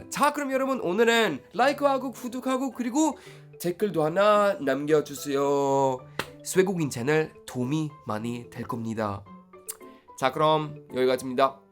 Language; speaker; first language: Korean; non-native, fluent; Swedish